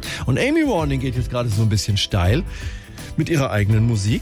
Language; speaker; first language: German; native; German